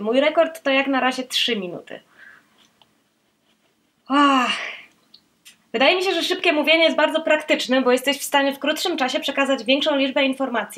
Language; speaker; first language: Polish; native; Polish